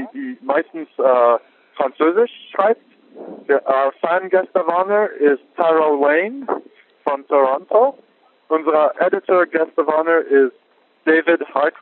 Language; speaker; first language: German; non-native, fluent; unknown